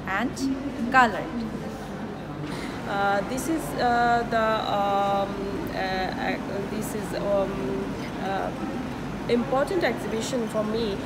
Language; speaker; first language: English; non-native, learner; Bangla